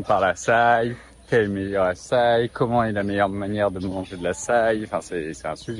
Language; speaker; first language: French; native; French